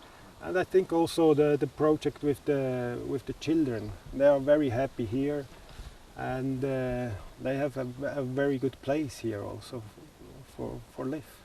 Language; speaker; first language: English; non-native, learner; Swiss German